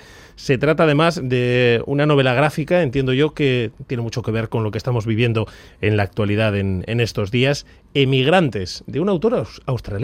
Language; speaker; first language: Spanish; native; Spanish